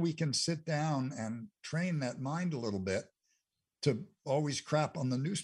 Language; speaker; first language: English; native; English